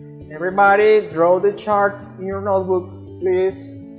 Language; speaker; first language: English; non-native, fluent; Spanish